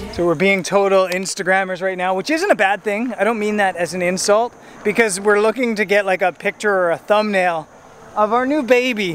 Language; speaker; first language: English; native; English